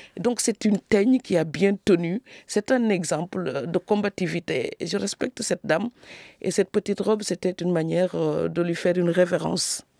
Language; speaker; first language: French; non-native, local second language; Serer